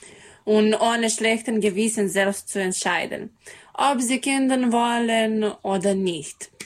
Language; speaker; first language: German; non-native, learner; Serbian